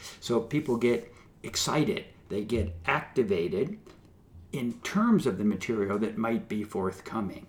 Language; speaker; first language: English; native; English